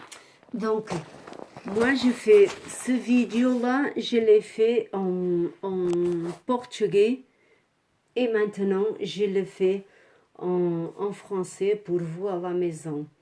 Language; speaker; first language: French; non-native, fluent; Portuguese